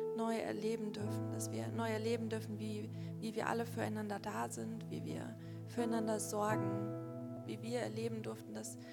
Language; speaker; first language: German; native; German